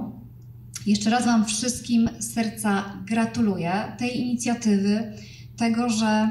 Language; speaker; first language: Polish; native; Polish